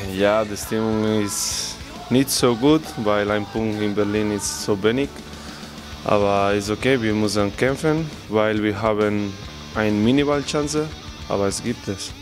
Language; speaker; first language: German; non-native, learner; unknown